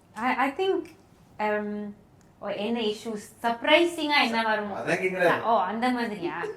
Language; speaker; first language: Tamil; early bilingual, heritage; Tamil